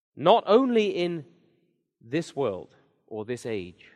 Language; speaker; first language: English; native; English